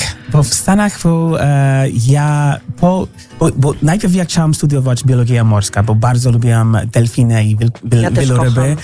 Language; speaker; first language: Polish; non-native, learner; English